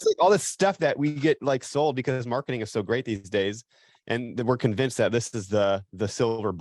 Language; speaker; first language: English; native; English